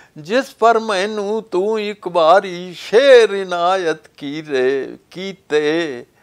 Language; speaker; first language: Punjabi; native; Punjabi